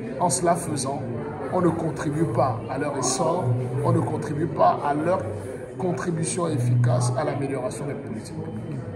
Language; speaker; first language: French; non-native, local second language; Wolof